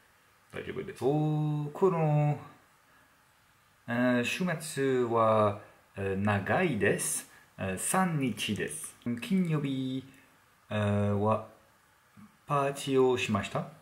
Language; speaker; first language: Japanese; non-native, learner; French